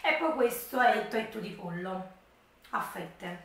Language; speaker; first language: Italian; native; Italian